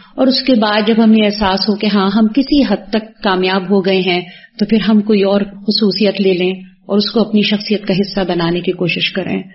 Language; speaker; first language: Urdu; native; Urdu